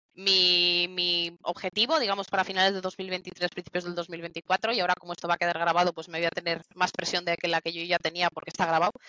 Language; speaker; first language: Spanish; native; Spanish